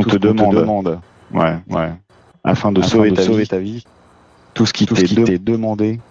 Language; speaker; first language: French; native; French